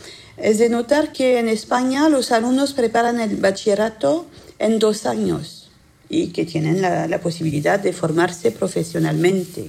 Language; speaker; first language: Spanish; non-native, fluent; French